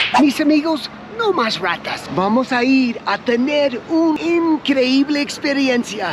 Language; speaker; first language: Spanish; non-native, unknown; English